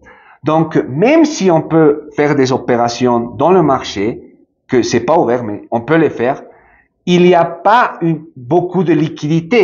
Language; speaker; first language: French; non-native, fluent; Spanish